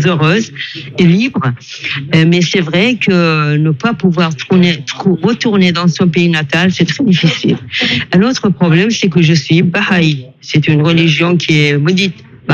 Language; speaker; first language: French; non-native, fluent; Persian